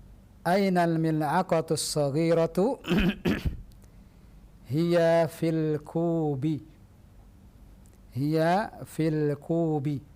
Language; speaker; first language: Arabic; non-native, fluent; Indonesian